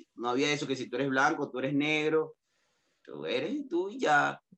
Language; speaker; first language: Spanish; native; Spanish